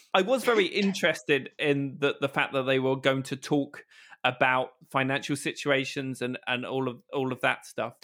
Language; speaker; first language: English; native; English